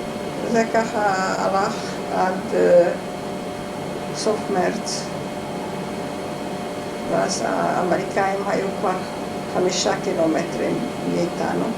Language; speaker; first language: Hebrew; non-native, fluent; Hungarian